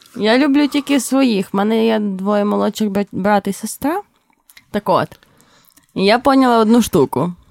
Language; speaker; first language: Ukrainian; native; Ukrainian